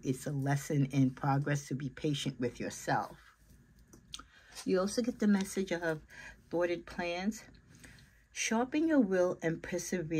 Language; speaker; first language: English; native; English